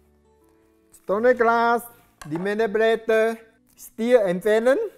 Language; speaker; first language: German; non-native, learner; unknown